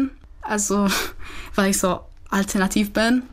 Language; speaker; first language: German; non-native, fluent; Czech